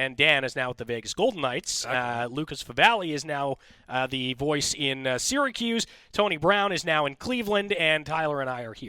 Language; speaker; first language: English; native; English